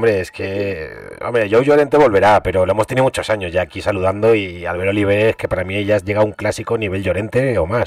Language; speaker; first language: Spanish; native; Spanish